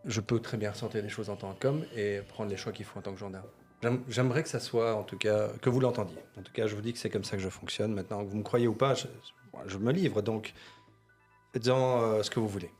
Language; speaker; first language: French; native; French